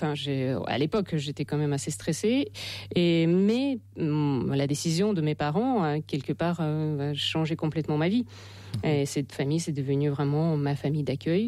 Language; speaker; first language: French; non-native, fluent; Russian